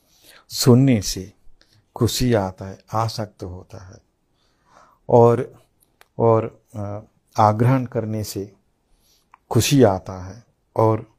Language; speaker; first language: Hindi; non-native, fluent; Sinhala